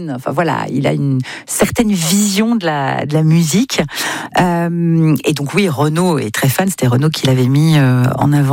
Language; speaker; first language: French; native; French